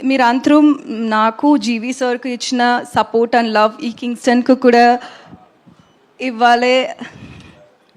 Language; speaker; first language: Telugu; non-native, learner; Tamil